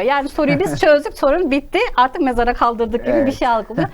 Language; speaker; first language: Turkish; native; Turkish